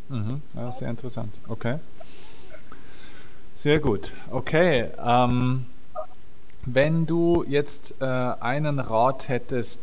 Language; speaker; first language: German; native; German